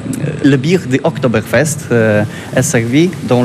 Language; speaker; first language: French; non-native, learner; Polish